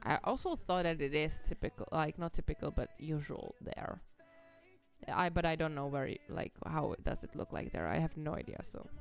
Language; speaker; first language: English; non-native, fluent; Czech